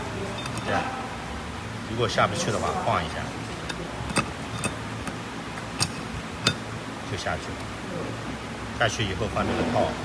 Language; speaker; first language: Chinese; native; Chinese